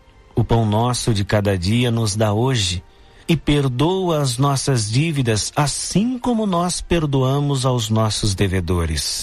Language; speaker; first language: Portuguese; native; Portuguese